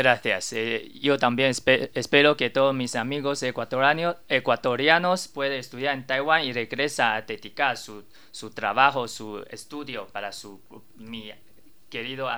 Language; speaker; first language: Spanish; non-native, learner; Chinese